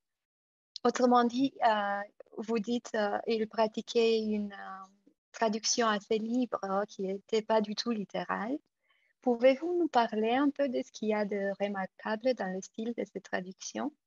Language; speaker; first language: French; non-native, fluent; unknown